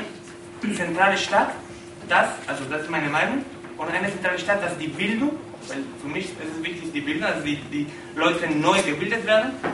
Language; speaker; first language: German; non-native, learner; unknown